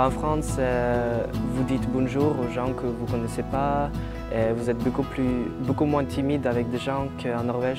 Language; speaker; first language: French; non-native, fluent; Norwegian